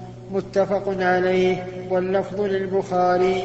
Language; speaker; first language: Arabic; native; Arabic